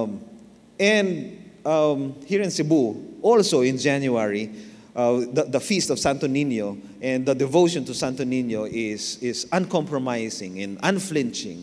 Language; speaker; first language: English; non-native, local second language; Filipino